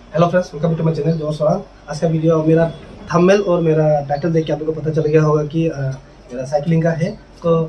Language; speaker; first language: Hindi; non-native, local second language; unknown